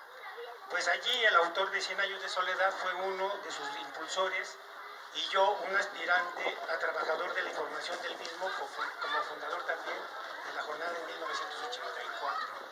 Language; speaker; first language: Spanish; native; Spanish